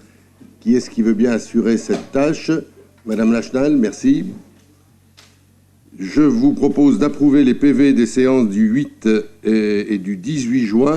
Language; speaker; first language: French; native; French